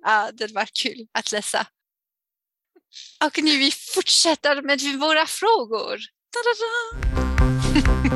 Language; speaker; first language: Swedish; non-native, learner; French